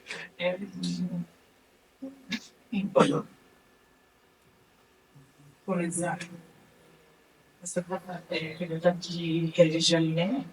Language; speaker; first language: Portuguese; non-native, learner; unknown